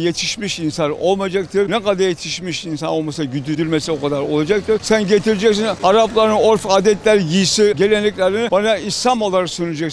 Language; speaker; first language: Turkish; non-native, local second language; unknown